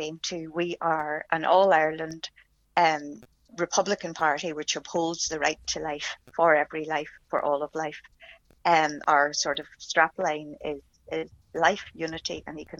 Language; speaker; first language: English; native; English